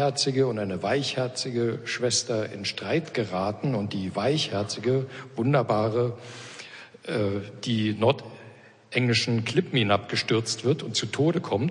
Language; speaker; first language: German; native; German